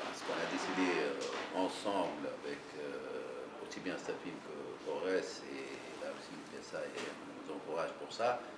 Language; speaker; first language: French; non-native, local second language; Arabic